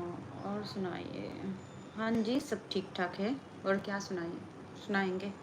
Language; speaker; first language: Hindi; non-native, local second language; Bangla